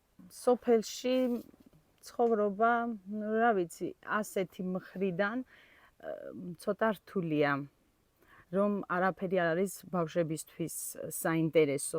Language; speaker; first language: Georgian; non-native, local second language; Armenian